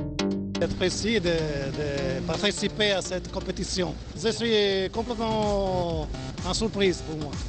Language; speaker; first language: French; non-native, learner; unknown